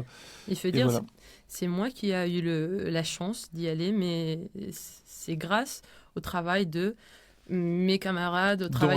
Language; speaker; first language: French; non-native, fluent; Spanish